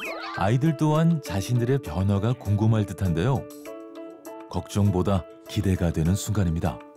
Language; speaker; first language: Korean; native; Korean